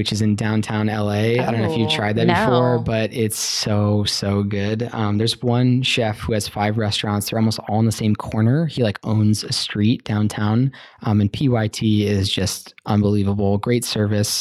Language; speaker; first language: English; native; English